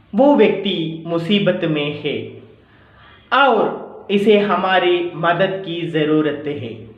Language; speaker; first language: Hindi; non-native, local second language; Malayalam